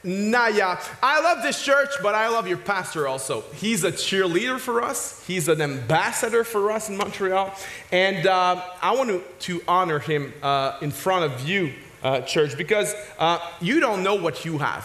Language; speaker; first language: English; non-native, fluent; French